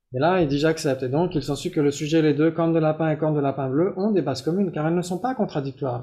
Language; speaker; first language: French; native; French